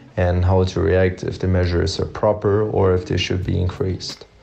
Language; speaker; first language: English; non-native, fluent; German